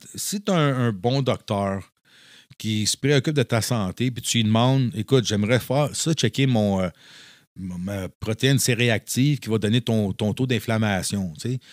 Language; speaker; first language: French; native; French